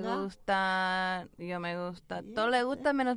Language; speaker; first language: Spanish; early bilingual, heritage; English